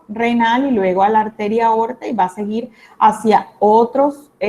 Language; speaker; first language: Spanish; native; Spanish